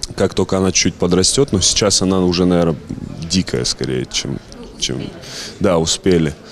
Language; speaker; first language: Russian; native; Russian